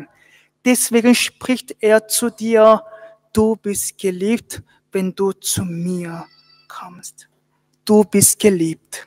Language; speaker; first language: German; non-native, fluent; Korean